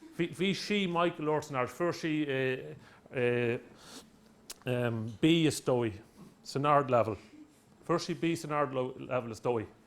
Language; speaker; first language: Irish; non-native, local second language; English